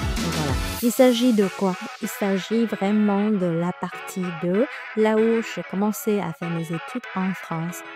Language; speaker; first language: French; non-native, fluent; Vietnamese